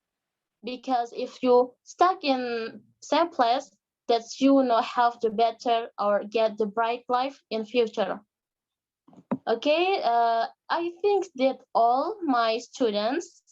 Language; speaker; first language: English; non-native, learner; Indonesian